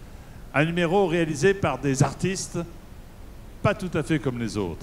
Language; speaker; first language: French; native; French